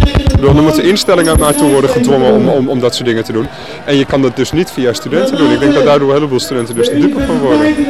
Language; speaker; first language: Dutch; native; Dutch